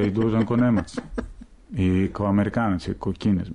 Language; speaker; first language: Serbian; non-native, fluent; Greek